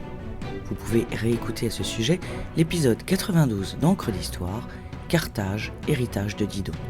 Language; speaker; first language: French; native; French